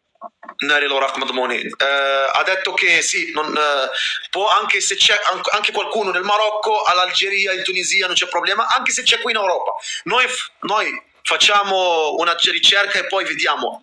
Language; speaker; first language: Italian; non-native, learner; Arabic